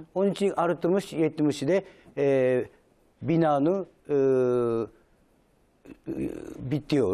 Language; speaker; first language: Turkish; non-native, learner; Japanese